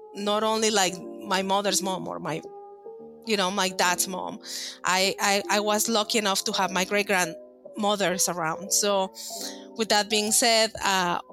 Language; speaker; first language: English; non-native, fluent; Spanish